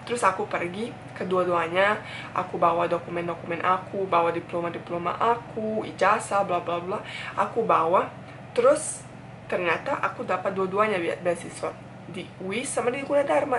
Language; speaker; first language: Indonesian; non-native, fluent; Bosnian